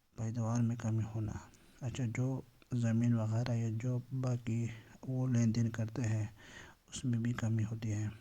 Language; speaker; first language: Urdu; non-native, local second language; Pashto